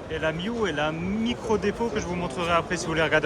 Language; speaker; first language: French; native; French